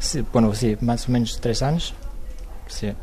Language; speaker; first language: Catalan; non-native, local second language; Spanish